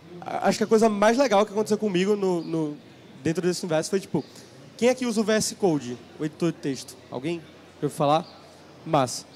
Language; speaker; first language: Portuguese; native; Portuguese